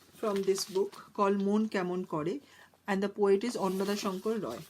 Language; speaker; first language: English; non-native, local second language; Bangla